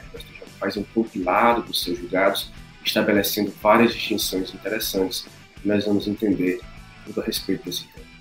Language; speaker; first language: Portuguese; native; Portuguese